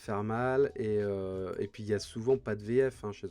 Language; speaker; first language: French; native; French